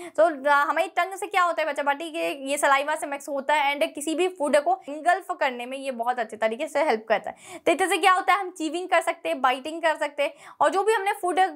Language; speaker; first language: Hindi; native; Hindi